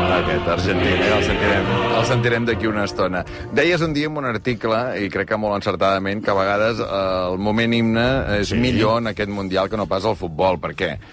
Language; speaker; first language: Catalan; native; Catalan